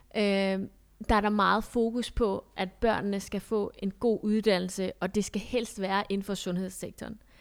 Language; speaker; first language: Danish; early bilingual, other home language; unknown